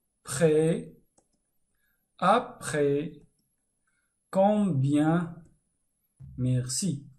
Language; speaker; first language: French; non-native, fluent; Arabic